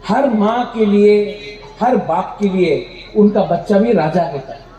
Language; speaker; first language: Hindi; non-native, local second language; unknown